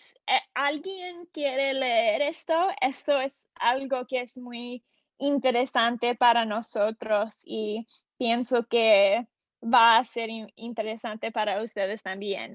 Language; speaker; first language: Spanish; non-native, learner; English